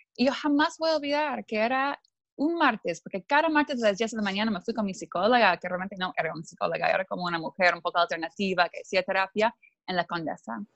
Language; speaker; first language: Spanish; non-native, fluent; English